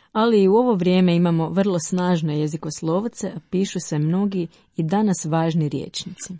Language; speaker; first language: Croatian; native; Croatian